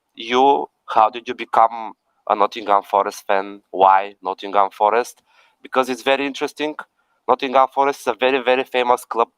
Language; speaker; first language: English; non-native, fluent; Bulgarian